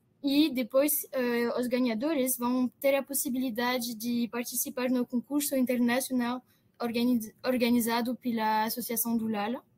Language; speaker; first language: Portuguese; non-native, fluent; French